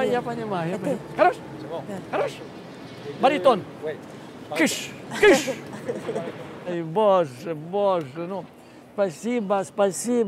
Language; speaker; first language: Russian; non-native, local second language; Ukrainian